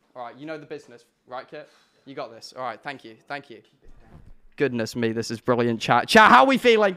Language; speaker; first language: English; native; English